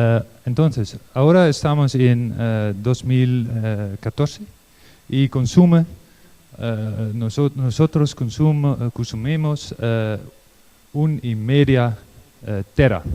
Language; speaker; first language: Spanish; non-native, learner; Dutch